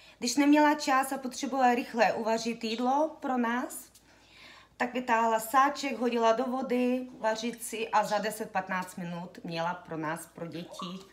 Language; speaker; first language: Czech; early bilingual, heritage; Russian